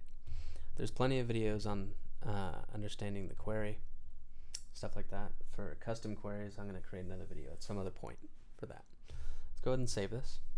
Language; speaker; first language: English; native; English